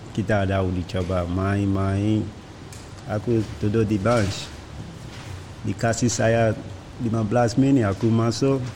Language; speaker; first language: Indonesian; non-native, fluent; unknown